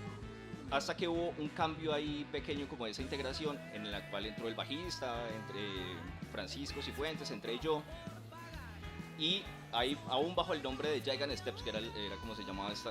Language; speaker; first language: Spanish; native; Spanish